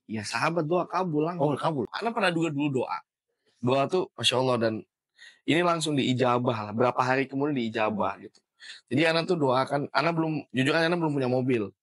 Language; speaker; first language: Indonesian; native; Indonesian